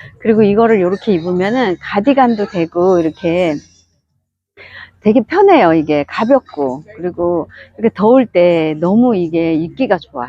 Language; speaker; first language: Korean; native; Korean